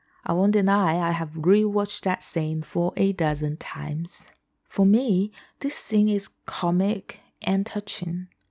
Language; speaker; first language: English; non-native, fluent; Chinese